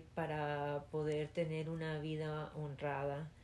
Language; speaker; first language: Spanish; early bilingual, heritage; Spanish